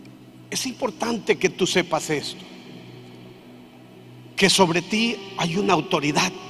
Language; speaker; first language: Spanish; native; Spanish